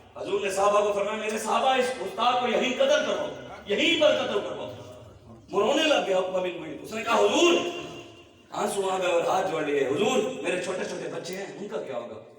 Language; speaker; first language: Urdu; non-native, local second language; Punjabi